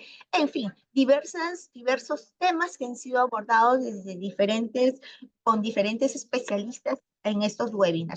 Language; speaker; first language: Spanish; native; Spanish